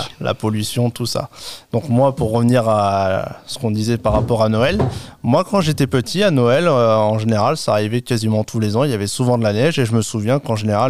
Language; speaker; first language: French; native; French